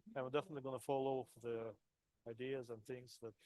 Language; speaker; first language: English; non-native, fluent; Russian